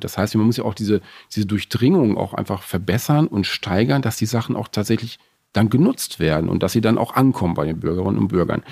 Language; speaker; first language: German; native; German